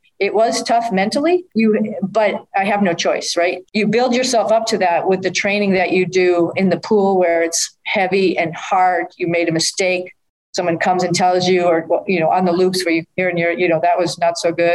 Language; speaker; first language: English; native; English